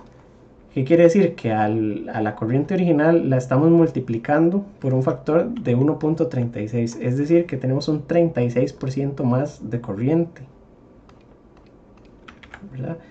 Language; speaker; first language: Spanish; native; Spanish